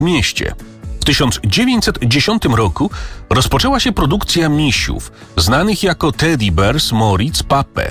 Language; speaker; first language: Polish; native; Polish